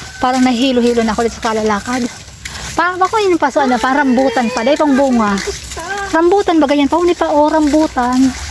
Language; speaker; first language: Filipino; non-native, local second language; Bikol